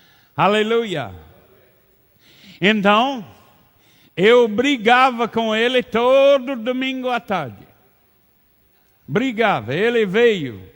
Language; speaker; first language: Portuguese; non-native, learner; English